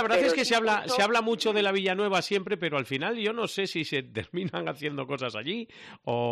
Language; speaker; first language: Spanish; native; Spanish